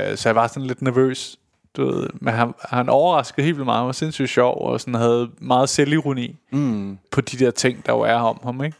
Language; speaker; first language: Danish; early bilingual, other home language; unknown